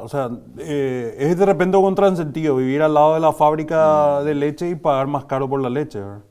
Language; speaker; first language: Spanish; native; Spanish